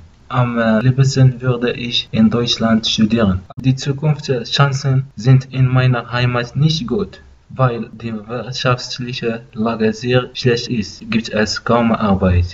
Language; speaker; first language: German; non-native, learner; Arabic